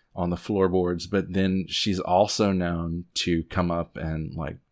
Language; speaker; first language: English; native; English